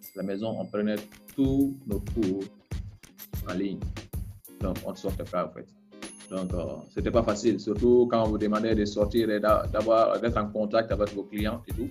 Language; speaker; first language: French; non-native, local second language; Bambara